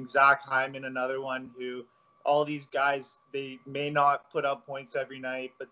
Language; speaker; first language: English; native; English